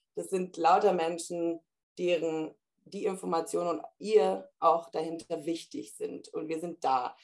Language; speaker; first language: German; early bilingual, heritage; German